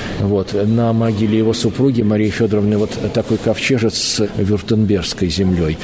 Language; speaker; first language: Russian; native; Russian